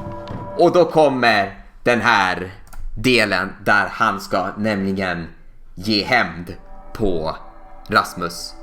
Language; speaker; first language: Swedish; native; Swedish